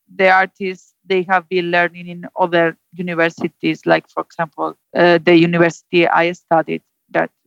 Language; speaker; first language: English; non-native, fluent; Spanish